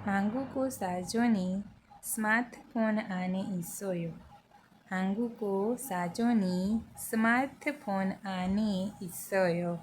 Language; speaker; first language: Korean; non-native, fluent; Hindi